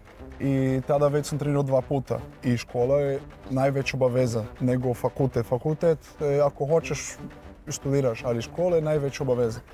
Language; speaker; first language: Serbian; non-native, learner; Portuguese